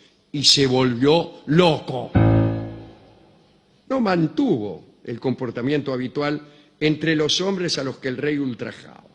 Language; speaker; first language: Spanish; native; Spanish